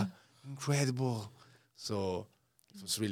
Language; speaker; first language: English; non-native, learner; Italian